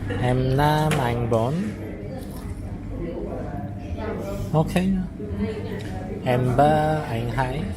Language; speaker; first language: Vietnamese; non-native, learner; Korean